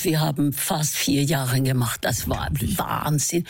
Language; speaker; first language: German; non-native, fluent; Norwegian